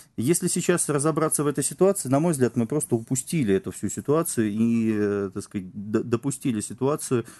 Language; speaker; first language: Russian; native; Russian